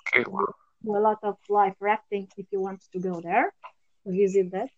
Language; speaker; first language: English; non-native, learner; Albanian